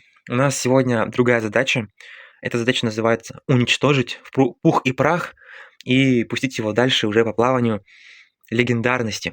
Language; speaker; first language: Russian; native; Russian